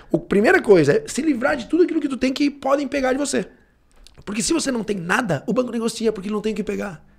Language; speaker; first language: Portuguese; early bilingual, heritage; Portuguese